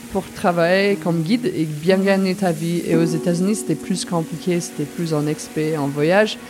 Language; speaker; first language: French; non-native, fluent; English